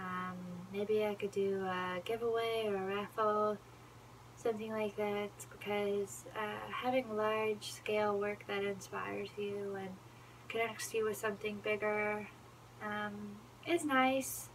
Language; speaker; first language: English; native; English